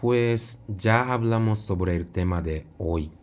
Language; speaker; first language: Spanish; non-native, fluent; Japanese